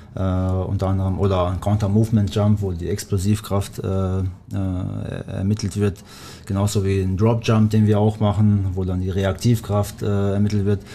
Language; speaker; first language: German; early bilingual, other home language; Albanian